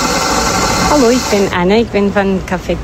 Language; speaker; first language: Dutch; non-native, learner; Portuguese